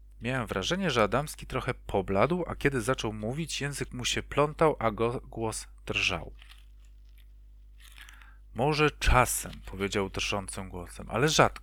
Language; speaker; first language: Polish; native; Polish